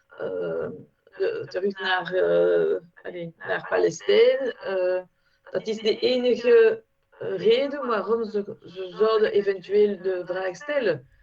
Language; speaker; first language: Dutch; non-native, fluent; French